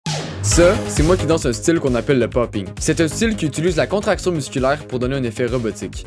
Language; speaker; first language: French; native; French